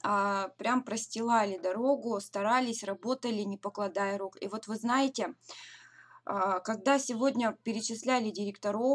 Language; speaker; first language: Russian; native; Russian